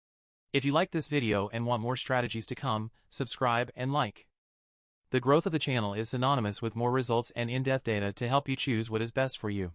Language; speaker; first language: English; non-native, fluent; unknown